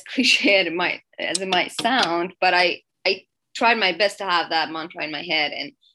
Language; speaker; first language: English; non-native, fluent; Persian